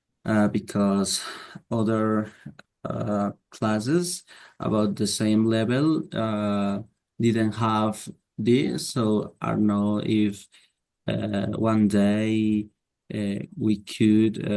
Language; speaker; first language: English; non-native, learner; Spanish